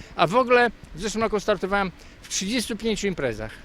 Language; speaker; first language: Polish; native; Polish